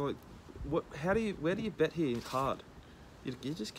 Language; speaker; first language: English; native; English